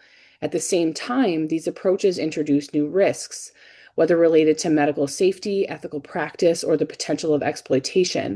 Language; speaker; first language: English; native; English